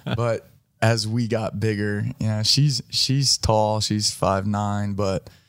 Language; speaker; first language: English; native; English